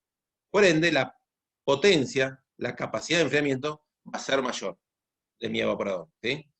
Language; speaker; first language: Spanish; native; Spanish